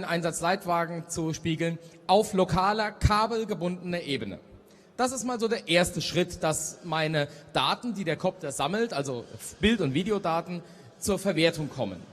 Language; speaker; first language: German; native; German